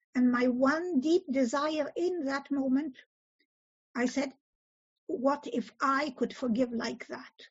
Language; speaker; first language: English; early bilingual, other home language; Polish